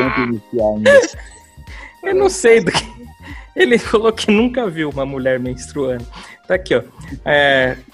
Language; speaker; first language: Portuguese; native; Portuguese